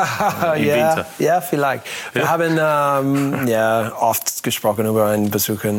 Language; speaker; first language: German; non-native, learner; English